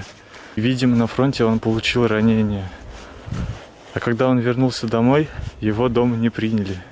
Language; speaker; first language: Russian; native; Russian